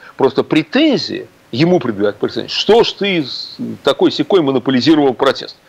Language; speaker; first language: Russian; native; Russian